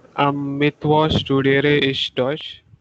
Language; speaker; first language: German; non-native, learner; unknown